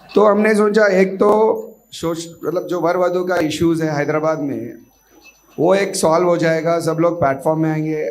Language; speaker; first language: Hindi; non-native, local second language; Marathi